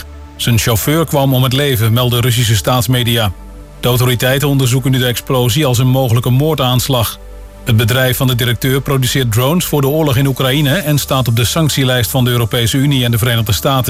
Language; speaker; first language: Dutch; native; Dutch